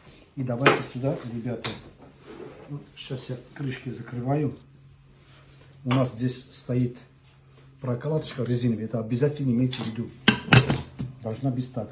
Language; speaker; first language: Russian; non-native, fluent; Armenian